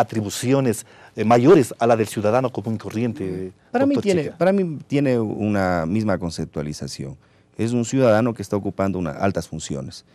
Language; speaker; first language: Spanish; native; Spanish